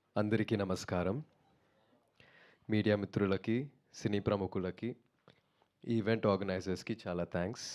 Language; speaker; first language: Telugu; non-native, learner; Tamil